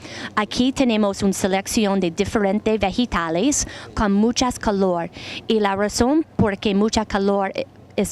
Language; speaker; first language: Spanish; non-native, learner; English